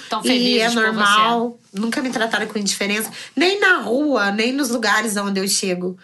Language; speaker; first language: Portuguese; native; Portuguese